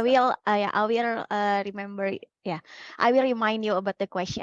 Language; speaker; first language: English; non-native, fluent; Indonesian